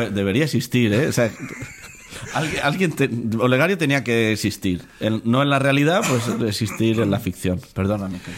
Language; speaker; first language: Spanish; native; Spanish